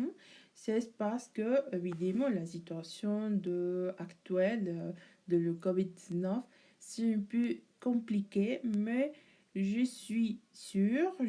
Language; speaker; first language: French; non-native, learner; Spanish